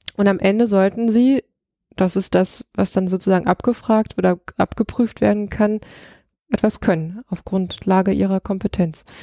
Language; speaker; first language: German; early bilingual, other home language; Russian